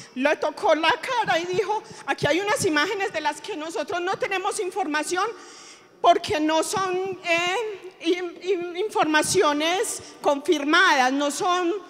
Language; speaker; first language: Spanish; native; Spanish